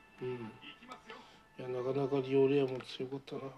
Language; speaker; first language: Japanese; native; Japanese